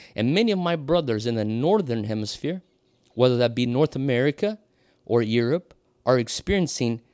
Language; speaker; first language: English; non-native, fluent; Portuguese